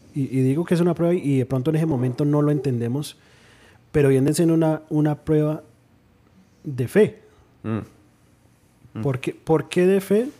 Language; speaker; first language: Spanish; early bilingual, heritage; Spanish